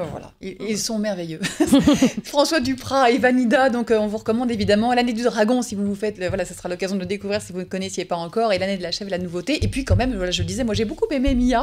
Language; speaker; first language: French; native; French